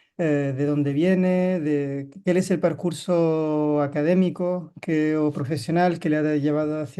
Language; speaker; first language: Spanish; non-native, fluent; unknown